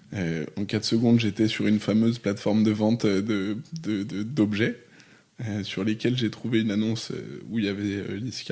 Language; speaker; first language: French; native; French